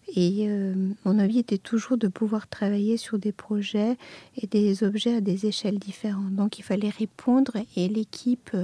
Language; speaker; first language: French; non-native, fluent; Serbian